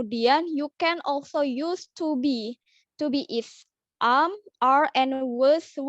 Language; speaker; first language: English; non-native, learner; Indonesian